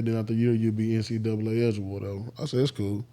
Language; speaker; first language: English; native; English